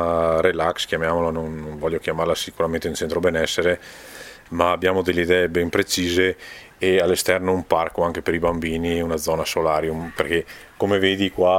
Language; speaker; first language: Italian; native; Italian